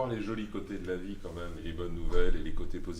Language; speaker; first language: French; native; French